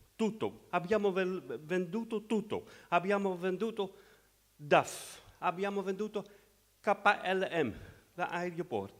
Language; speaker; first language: Italian; non-native, fluent; Dutch